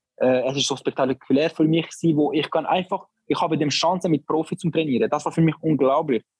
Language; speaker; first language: German; non-native, learner; Albanian